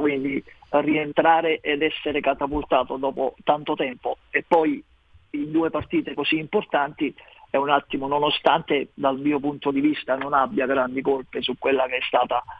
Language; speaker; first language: Italian; native; Italian